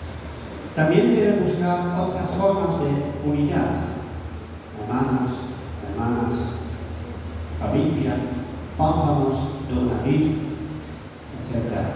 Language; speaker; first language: Spanish; non-native, fluent; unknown